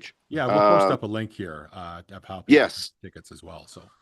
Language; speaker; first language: English; native; English